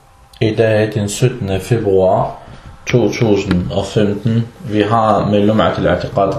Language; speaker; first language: Danish; early bilingual, other home language; Arabic